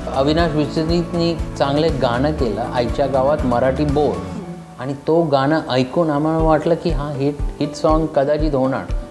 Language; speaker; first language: Marathi; early bilingual, heritage; Marathi